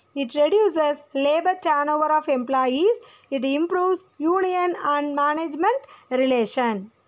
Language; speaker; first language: English; non-native, local second language; Tamil